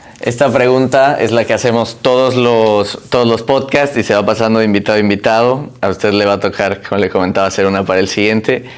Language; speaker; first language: Spanish; native; Spanish